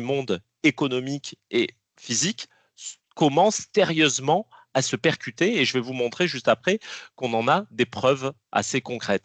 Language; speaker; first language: French; native; French